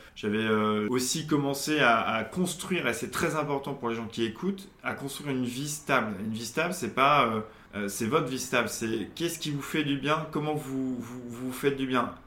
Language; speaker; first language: French; native; French